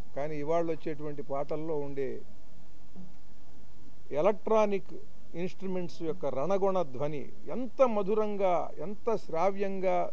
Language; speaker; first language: Telugu; native; Telugu